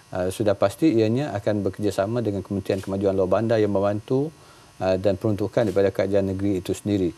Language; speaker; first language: Malay; native; Malay